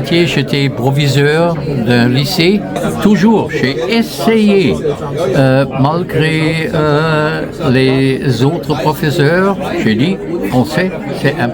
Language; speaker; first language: French; non-native, fluent; German